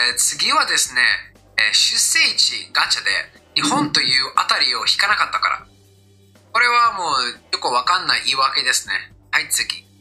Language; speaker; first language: Japanese; non-native, fluent; English